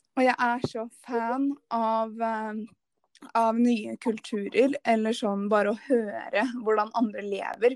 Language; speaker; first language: Norwegian; native; Norwegian